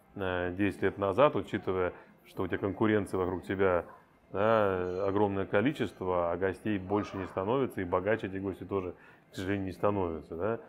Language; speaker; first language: Russian; native; Russian